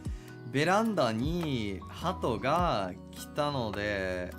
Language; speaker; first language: Japanese; non-native, learner; English